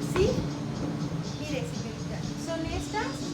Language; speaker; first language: Spanish; native; Spanish